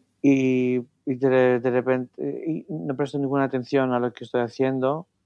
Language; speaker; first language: Spanish; non-native, fluent; Greek